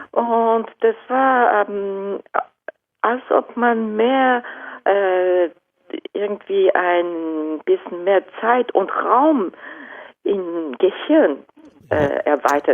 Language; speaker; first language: German; non-native, fluent; Japanese